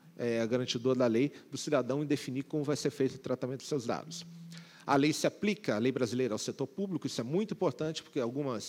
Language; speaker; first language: Portuguese; native; Portuguese